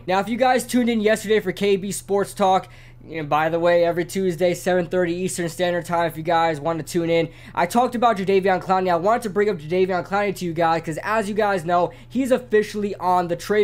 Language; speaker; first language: English; native; English